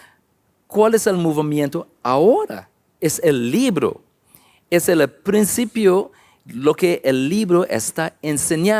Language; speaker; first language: Spanish; non-native, learner; English